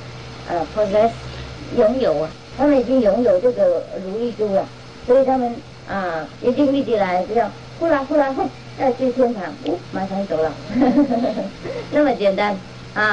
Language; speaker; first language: Chinese; non-native, fluent; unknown